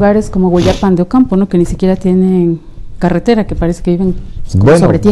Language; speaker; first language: Spanish; native; Spanish